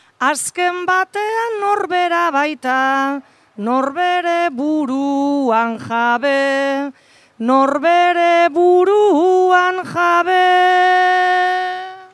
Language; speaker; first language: Basque; native; Basque